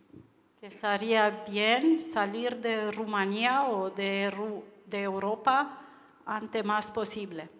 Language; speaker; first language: Spanish; non-native, learner; Romanian